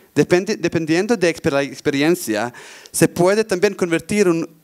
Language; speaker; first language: Spanish; non-native, fluent; Bosnian